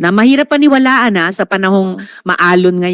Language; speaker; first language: Filipino; native; Filipino